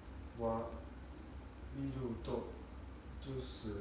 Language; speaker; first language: Japanese; non-native, learner; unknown